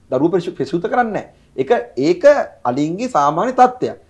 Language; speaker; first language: Sinhala; native; Sinhala